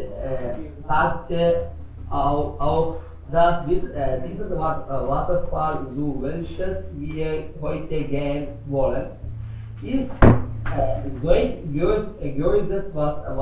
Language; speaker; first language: German; non-native, learner; Kannada